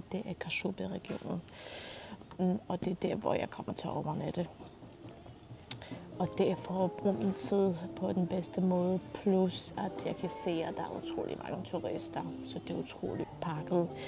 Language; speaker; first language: Danish; non-native, fluent; Polish